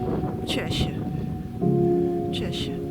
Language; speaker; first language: Russian; native; Russian